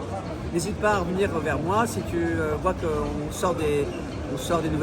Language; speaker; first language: French; native; French